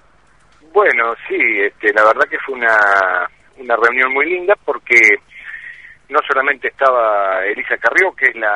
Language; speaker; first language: Spanish; native; Spanish